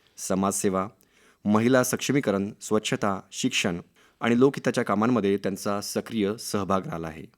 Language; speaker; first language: Marathi; native; Marathi